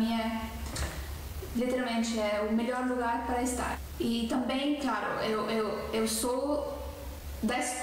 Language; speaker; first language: Portuguese; non-native, fluent; Estonian